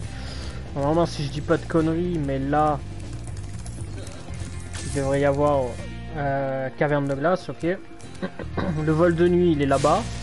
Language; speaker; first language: French; native; French